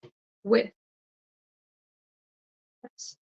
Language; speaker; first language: English; non-native, fluent; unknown